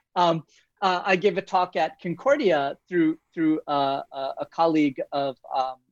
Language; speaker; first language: English; native; English